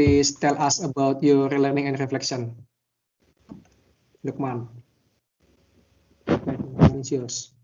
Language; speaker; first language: English; non-native, learner; Indonesian